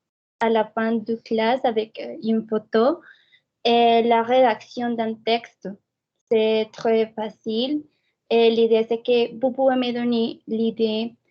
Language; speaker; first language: French; non-native, fluent; Spanish